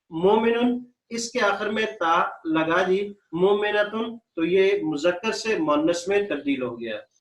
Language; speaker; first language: Urdu; native; Urdu